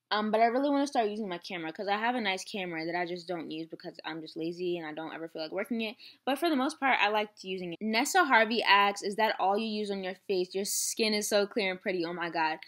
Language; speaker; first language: English; native; English